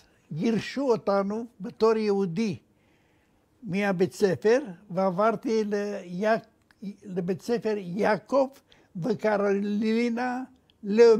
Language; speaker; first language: Hebrew; non-native, fluent; Romanian